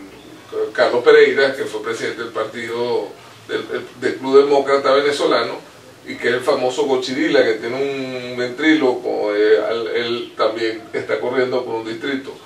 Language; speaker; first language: Spanish; native; Spanish